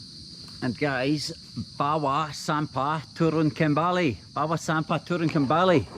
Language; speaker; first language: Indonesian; non-native, learner; English